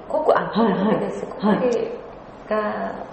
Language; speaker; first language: Japanese; non-native, learner; Korean